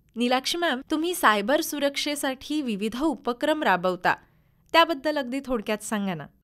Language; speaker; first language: Marathi; native; Marathi